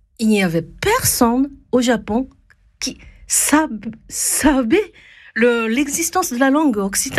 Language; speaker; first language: French; non-native, fluent; Japanese